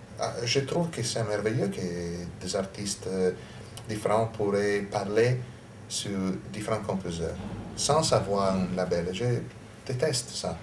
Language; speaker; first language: French; non-native, learner; Italian